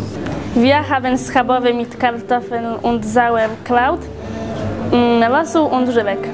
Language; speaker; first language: German; non-native, learner; Polish